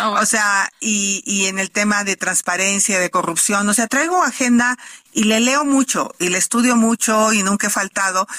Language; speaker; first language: Spanish; native; Spanish